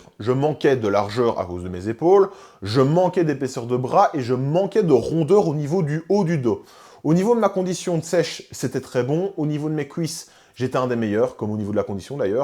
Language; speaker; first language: French; native; French